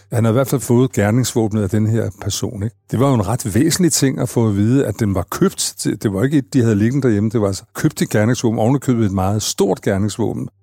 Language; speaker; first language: Danish; native; Danish